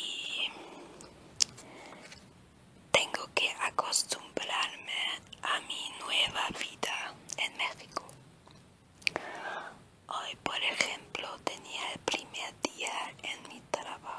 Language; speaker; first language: Spanish; non-native, learner; German